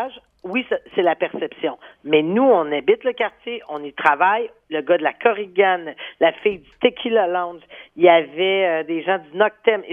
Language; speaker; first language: French; native; French